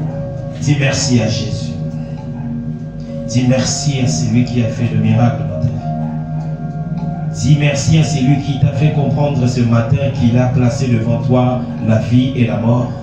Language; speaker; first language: French; non-native, local second language; Lingala